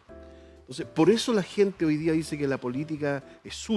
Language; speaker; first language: Spanish; native; Spanish